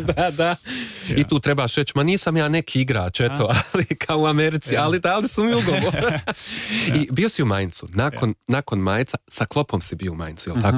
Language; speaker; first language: Croatian; native; Croatian